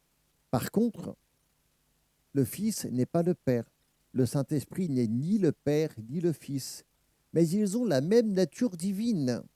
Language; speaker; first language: French; native; French